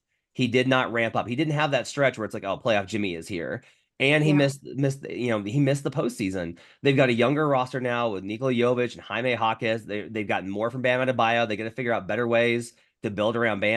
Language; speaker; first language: English; native; English